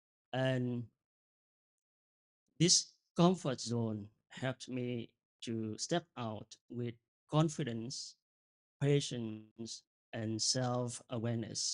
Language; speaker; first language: English; non-native, fluent; Vietnamese